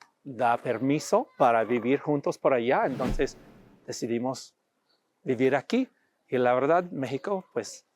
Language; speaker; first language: Spanish; non-native, fluent; English